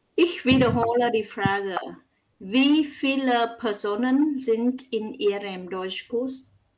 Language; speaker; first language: German; non-native, fluent; Vietnamese